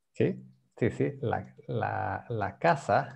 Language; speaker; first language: Spanish; non-native, fluent; English